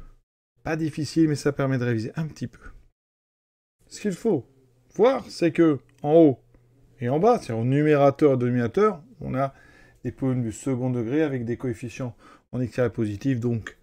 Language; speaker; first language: French; native; French